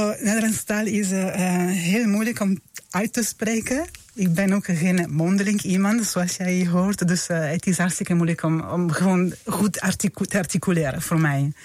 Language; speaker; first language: Dutch; non-native, fluent; Italian